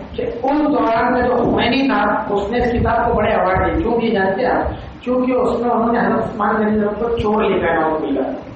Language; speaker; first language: Urdu; native; Urdu